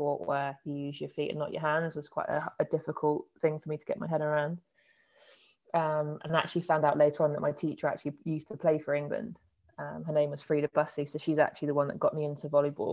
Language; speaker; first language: English; native; English